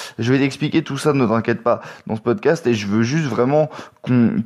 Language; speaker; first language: French; native; French